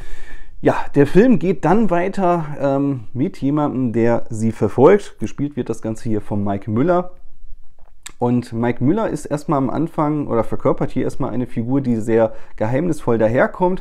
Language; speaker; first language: German; native; German